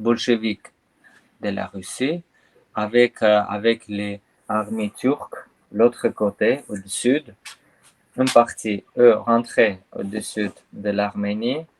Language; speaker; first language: French; non-native, learner; Armenian